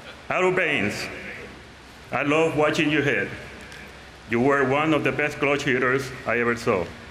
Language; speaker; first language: English; non-native, local second language; Spanish